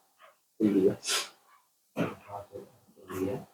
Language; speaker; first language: Arabic; non-native, fluent; Indonesian